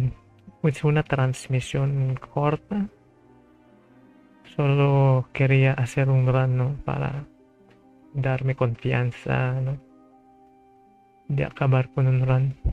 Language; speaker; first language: Spanish; non-native, fluent; Filipino